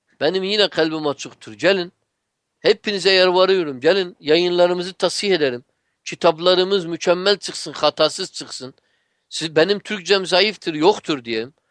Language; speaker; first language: Turkish; non-native, fluent; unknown